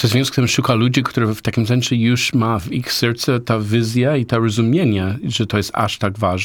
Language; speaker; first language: Polish; non-native, learner; English